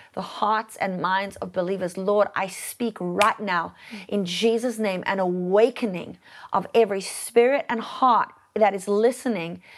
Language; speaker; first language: English; native; English